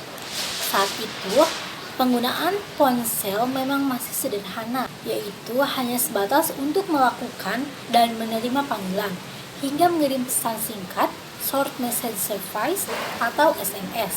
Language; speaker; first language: Indonesian; native; Indonesian